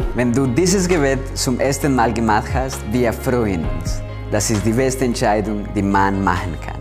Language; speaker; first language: German; non-native, fluent; Spanish